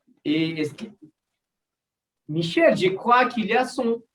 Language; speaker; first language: French; non-native, learner; Portuguese